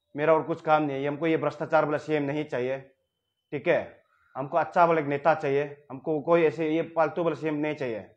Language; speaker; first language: Hindi; non-native, local second language; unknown